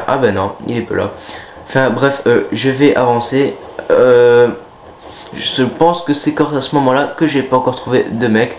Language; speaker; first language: French; native; French